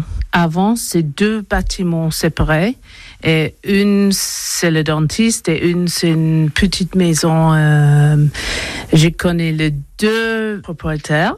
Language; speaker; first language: French; non-native, learner; English